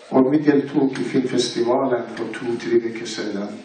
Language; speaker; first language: Swedish; non-native, learner; Persian